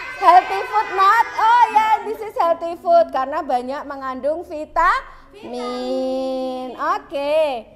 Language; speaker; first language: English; non-native, learner; Indonesian